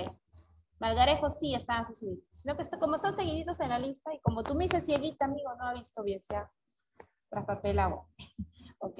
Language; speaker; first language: Spanish; native; Spanish